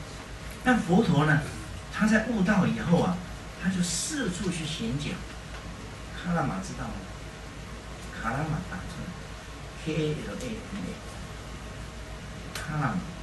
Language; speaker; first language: Chinese; native; Chinese